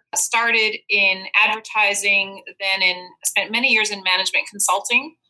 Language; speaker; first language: English; non-native, fluent; Dutch